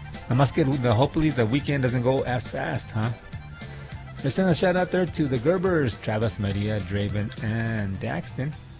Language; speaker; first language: English; early bilingual, other home language; Spanish